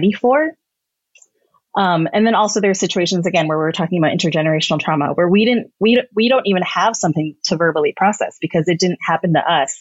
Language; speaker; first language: English; native; English